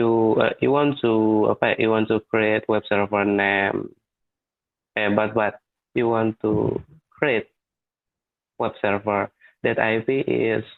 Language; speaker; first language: English; non-native, learner; Indonesian